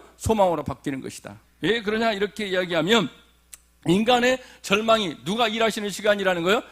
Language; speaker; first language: Korean; native; Korean